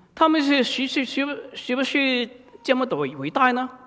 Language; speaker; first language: Chinese; native; Chinese